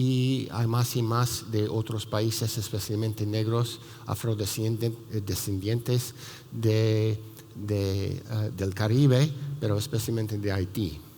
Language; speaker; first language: Spanish; non-native, fluent; English